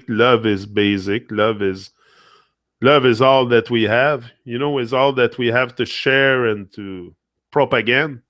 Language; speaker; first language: English; non-native, fluent; French